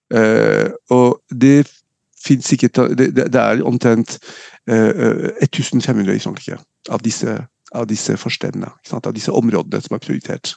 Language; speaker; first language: Norwegian; non-native, fluent; French